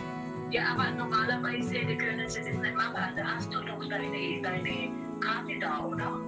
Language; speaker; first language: German; non-native, fluent; Filipino